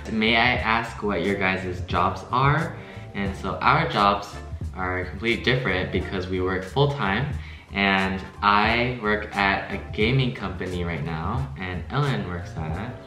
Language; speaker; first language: English; early bilingual, other home language; Chinese